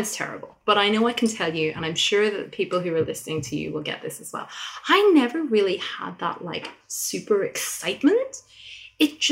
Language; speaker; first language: English; native; English